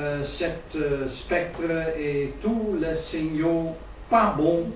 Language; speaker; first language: French; non-native, learner; Dutch